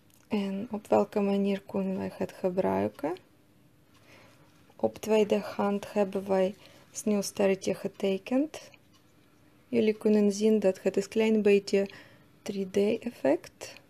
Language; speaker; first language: Dutch; non-native, learner; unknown